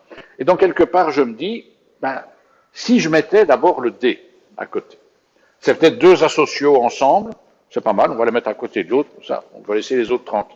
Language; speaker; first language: French; native; French